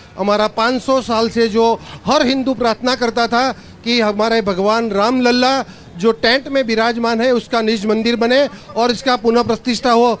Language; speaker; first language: Hindi; non-native, local second language; Gujarati